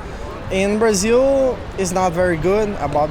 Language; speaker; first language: English; non-native, learner; Portuguese